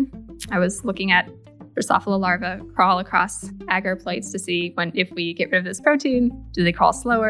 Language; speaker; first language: English; native; English